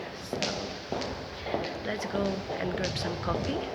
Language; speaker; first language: English; non-native, learner; Russian